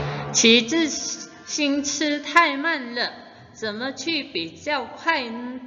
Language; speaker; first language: Chinese; non-native, fluent; Indonesian